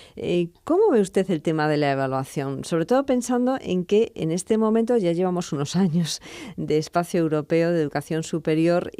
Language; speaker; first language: Spanish; native; Spanish